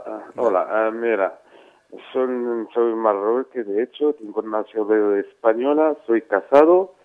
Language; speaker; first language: Spanish; non-native, fluent; Arabic